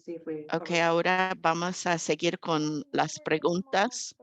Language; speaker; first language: Spanish; non-native, fluent; English